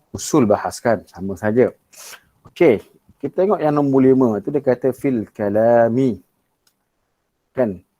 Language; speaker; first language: Malay; native; Malay